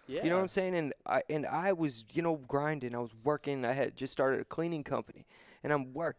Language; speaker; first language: English; native; English